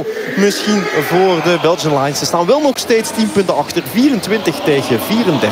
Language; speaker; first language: Dutch; native; Dutch